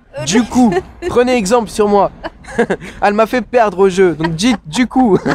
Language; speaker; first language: French; native; French